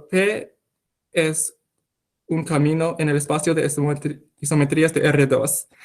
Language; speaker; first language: Spanish; non-native, fluent; English